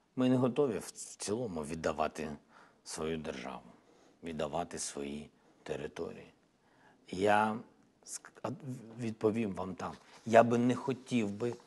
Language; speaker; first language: Ukrainian; non-native, local second language; Russian